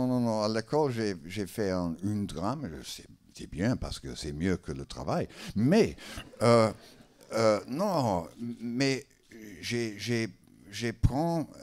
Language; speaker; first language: French; non-native, learner; English